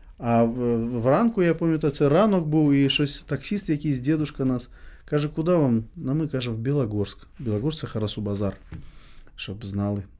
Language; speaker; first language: Ukrainian; non-native, fluent; Crimean Tatar